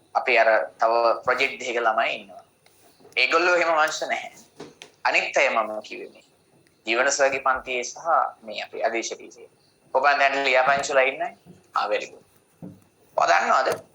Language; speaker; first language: Sinhala; native; Sinhala